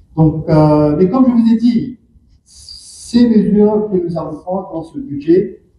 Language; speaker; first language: French; non-native, local second language; Morisyen